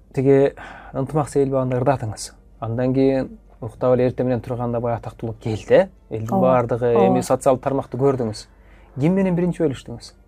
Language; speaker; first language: Kyrgyz; native; Kyrgyz